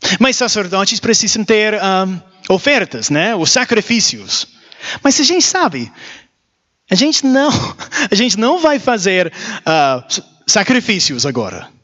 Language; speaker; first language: Portuguese; non-native, learner; English